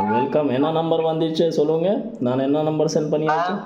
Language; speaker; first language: Tamil; non-native, learner; Kannada